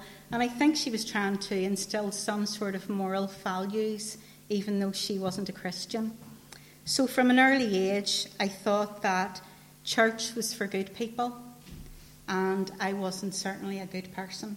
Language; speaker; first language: English; native; English